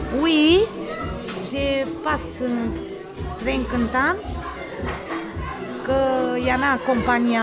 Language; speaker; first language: French; non-native, learner; Romanian